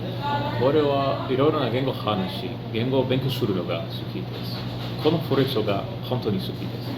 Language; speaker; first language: Japanese; non-native, learner; Portuguese